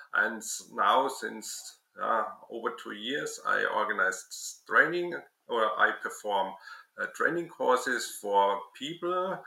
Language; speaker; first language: English; non-native, learner; German